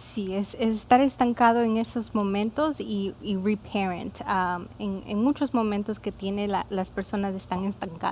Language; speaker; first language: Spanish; early bilingual, heritage; Spanish